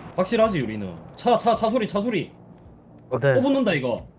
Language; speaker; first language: Korean; native; Korean